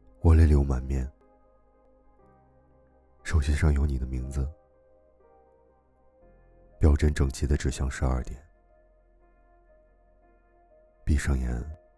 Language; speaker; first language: Chinese; native; Chinese